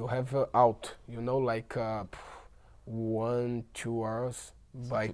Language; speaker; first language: English; non-native, learner; Portuguese